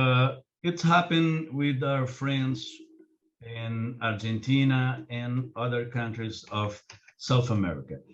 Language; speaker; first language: English; non-native, learner; Portuguese